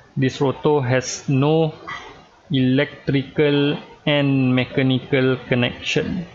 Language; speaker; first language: English; non-native, local second language; Malay